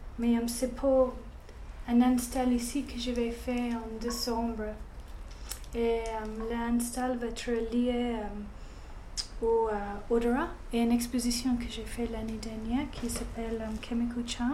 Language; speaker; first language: French; non-native, fluent; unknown